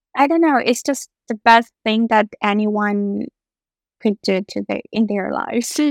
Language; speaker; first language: English; non-native, fluent; Russian